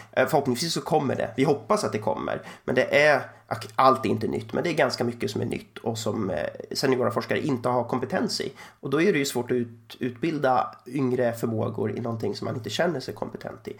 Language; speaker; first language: Swedish; native; Swedish